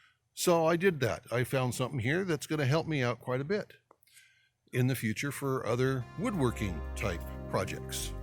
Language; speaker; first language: English; native; English